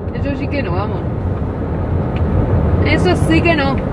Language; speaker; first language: Spanish; native; Spanish